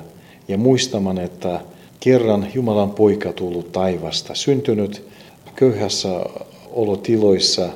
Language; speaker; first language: Finnish; non-native, fluent; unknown